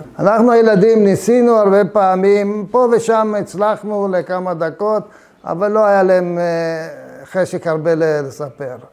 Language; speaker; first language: Hebrew; early bilingual, other home language; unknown